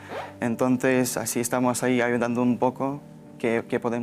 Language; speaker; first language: Spanish; non-native, learner; Ukrainian